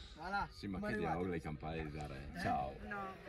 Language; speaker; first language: Italian; native; Italian